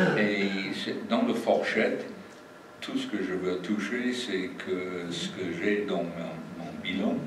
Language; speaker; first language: French; non-native, fluent; English